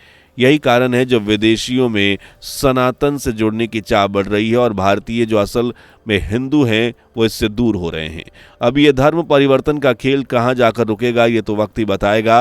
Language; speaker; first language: Hindi; native; Hindi